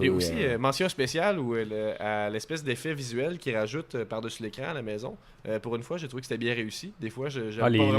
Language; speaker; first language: French; native; French